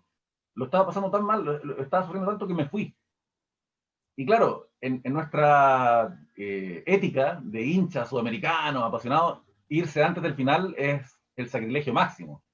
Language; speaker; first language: Spanish; native; Spanish